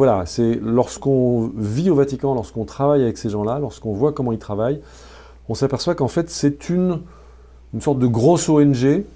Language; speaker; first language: French; native; French